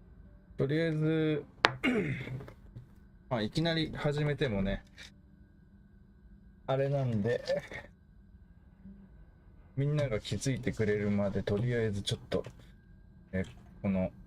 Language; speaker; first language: Japanese; native; Japanese